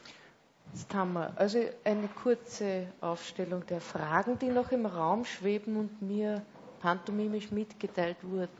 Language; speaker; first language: German; native; German